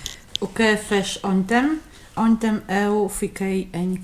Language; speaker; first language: Portuguese; non-native, learner; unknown